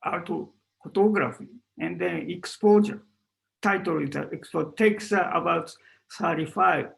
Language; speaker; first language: English; non-native, learner; Japanese